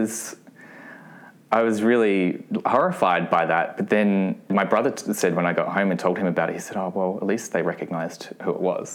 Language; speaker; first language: English; native; English